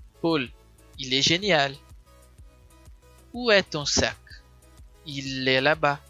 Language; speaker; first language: French; non-native, learner; Portuguese